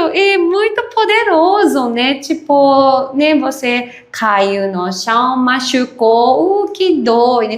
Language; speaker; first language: Portuguese; non-native, learner; Japanese